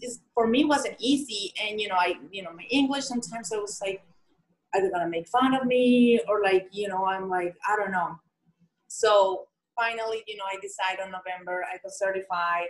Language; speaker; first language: English; non-native, fluent; Spanish